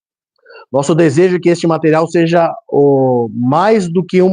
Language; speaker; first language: Portuguese; native; Portuguese